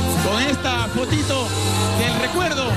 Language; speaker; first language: Spanish; native; Spanish